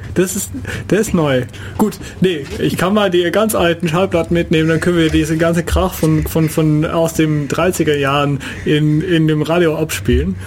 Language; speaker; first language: German; non-native, fluent; Dutch